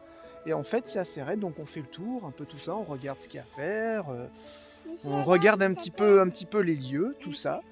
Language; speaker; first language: French; native; French